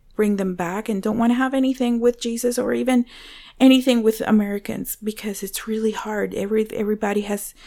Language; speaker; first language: English; non-native, fluent; Spanish